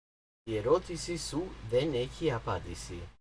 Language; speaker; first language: Greek; non-native, learner; English